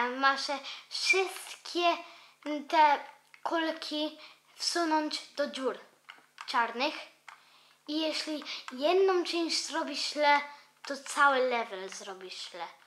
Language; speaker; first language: Polish; early bilingual, heritage; Polish